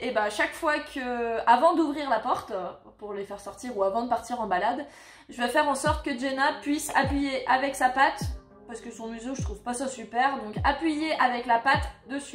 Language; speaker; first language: French; native; French